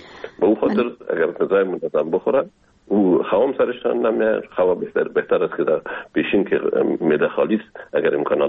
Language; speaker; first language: Persian; native; Persian